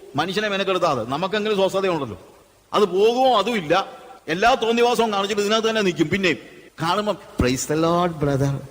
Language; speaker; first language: Malayalam; native; Malayalam